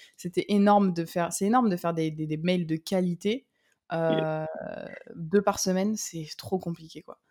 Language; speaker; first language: French; native; French